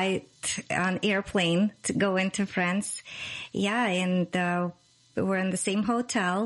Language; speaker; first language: English; non-native, fluent; Russian